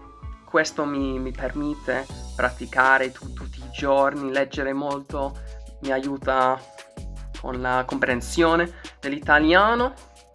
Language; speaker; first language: Italian; non-native, learner; English